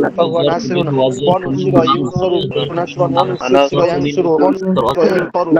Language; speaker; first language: Arabic; non-native, learner; Bangla